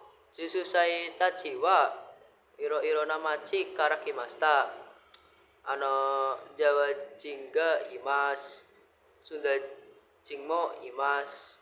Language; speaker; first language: Japanese; non-native, learner; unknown